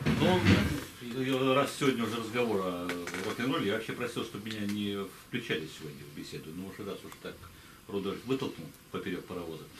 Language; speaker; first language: Russian; native; Russian